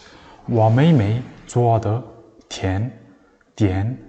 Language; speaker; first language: Chinese; non-native, fluent; Mongolian